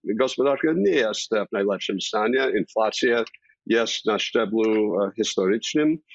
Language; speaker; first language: Polish; non-native, fluent; English